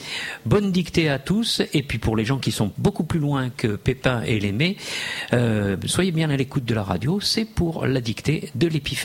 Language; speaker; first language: French; native; French